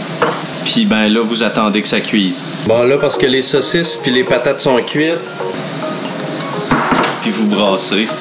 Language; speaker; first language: French; native; French